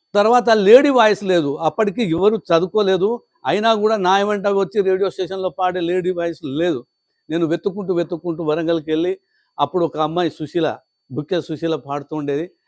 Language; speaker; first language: Telugu; non-native, local second language; Lambadi